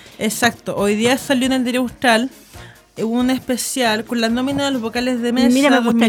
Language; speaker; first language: Spanish; native; Spanish